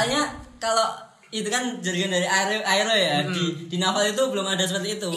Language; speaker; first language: Indonesian; native; Indonesian